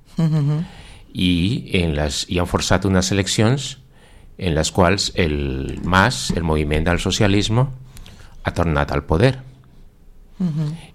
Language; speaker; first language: Catalan; non-native, fluent; Spanish